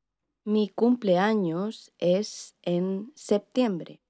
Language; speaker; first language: Spanish; non-native, learner; English